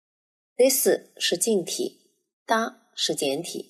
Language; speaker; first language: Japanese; non-native, fluent; Chinese